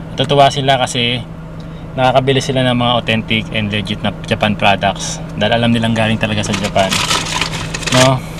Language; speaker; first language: Filipino; native; Filipino